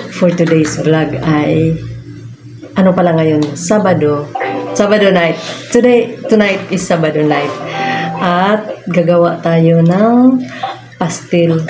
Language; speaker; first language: Filipino; non-native, local second language; Cebuano